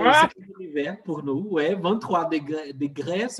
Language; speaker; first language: French; non-native, fluent; Portuguese